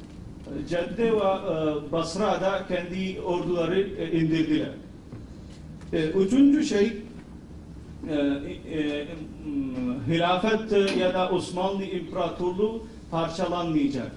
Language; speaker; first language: Turkish; non-native, fluent; Urdu